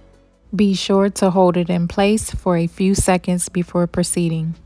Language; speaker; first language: English; native; English